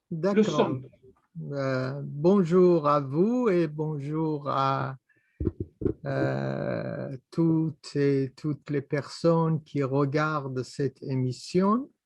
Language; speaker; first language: French; non-native, fluent; Persian